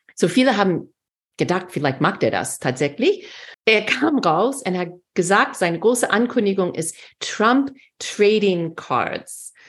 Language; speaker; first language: German; non-native, fluent; English